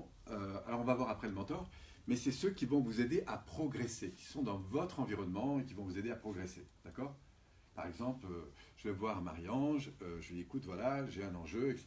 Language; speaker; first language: French; native; French